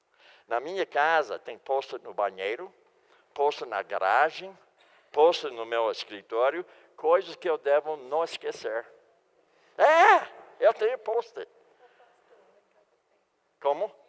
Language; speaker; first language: Portuguese; non-native, fluent; English